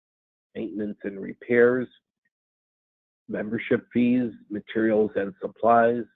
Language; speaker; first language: English; native; English